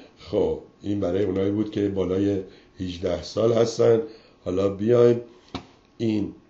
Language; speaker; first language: Persian; native; Persian